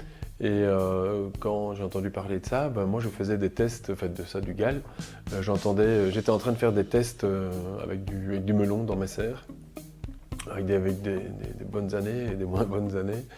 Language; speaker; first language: French; native; French